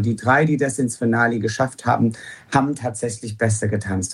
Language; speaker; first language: German; non-native, fluent; English